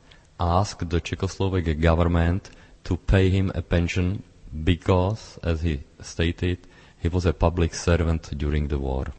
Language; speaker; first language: English; non-native, fluent; Czech